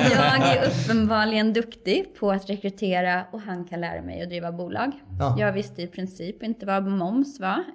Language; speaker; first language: Swedish; native; Swedish